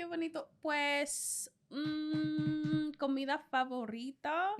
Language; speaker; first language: Spanish; non-native, learner; English